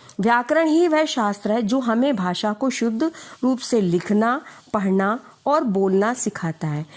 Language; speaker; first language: Hindi; native; Hindi